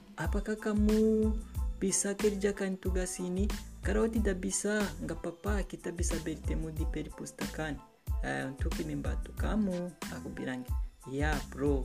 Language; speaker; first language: Indonesian; non-native, learner; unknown